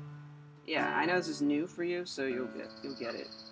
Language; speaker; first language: English; native; English